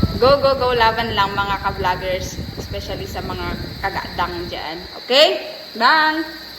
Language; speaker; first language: Filipino; non-native, local second language; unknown